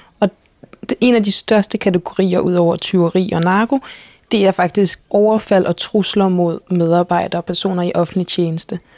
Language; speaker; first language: Danish; native; Danish